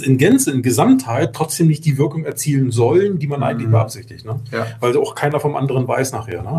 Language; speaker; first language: German; native; German